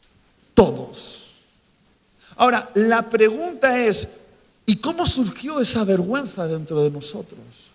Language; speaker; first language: Spanish; native; Spanish